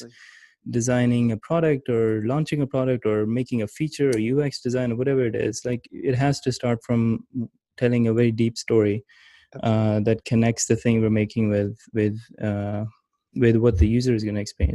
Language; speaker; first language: English; non-native, local second language; Urdu